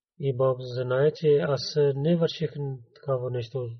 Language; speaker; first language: Bulgarian; non-native, learner; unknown